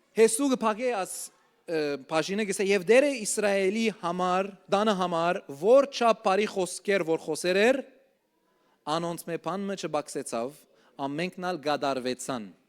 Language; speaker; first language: Armenian; early bilingual, heritage; Armenian